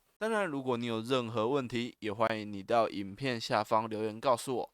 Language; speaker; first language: Chinese; native; Chinese